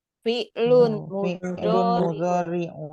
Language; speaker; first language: Arabic; non-native, learner; Indonesian